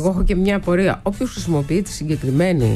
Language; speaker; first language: Greek; native; Greek